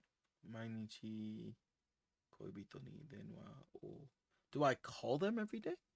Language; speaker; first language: Japanese; non-native, learner; English